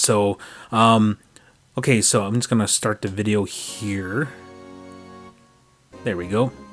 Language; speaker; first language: English; native; English